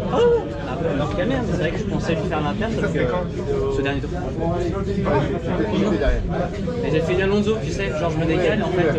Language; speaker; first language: French; native; French